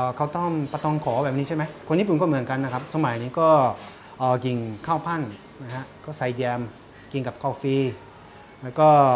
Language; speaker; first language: Thai; non-native, fluent; Japanese